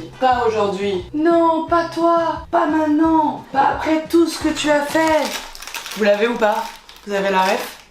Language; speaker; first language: French; native; French